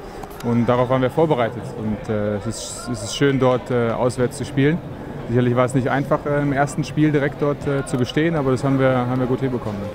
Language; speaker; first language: German; native; German